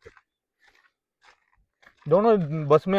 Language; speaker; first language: Hindi; non-native, local second language; Tamil